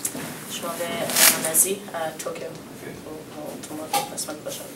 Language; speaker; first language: French; non-native, local second language; English